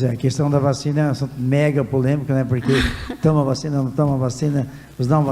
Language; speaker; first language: Portuguese; native; Portuguese